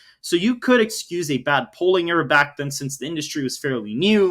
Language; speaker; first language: English; native; English